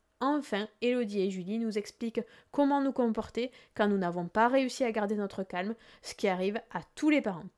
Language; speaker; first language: French; native; French